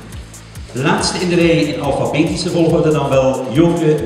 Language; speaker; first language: Dutch; native; Dutch